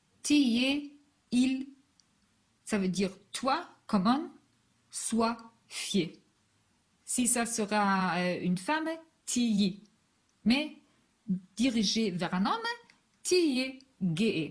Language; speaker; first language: French; non-native, fluent; Hebrew